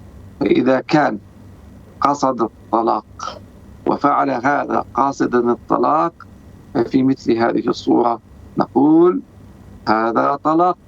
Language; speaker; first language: Arabic; native; Arabic